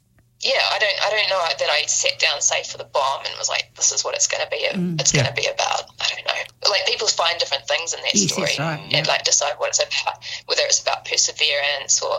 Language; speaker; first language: English; native; English